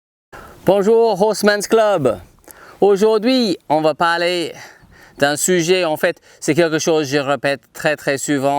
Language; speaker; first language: French; non-native, fluent; English